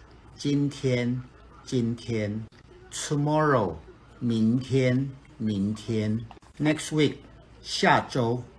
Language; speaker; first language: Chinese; non-native, fluent; Filipino